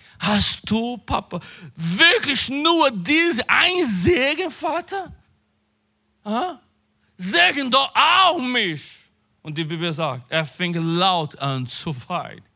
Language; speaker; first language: German; non-native, learner; Portuguese